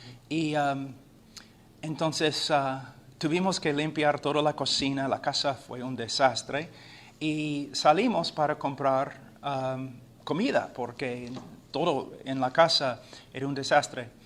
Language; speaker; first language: Spanish; non-native, fluent; English